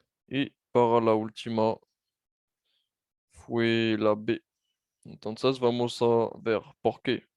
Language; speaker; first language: Spanish; non-native, fluent; French